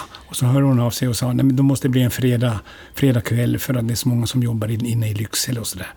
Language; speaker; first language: Swedish; native; Swedish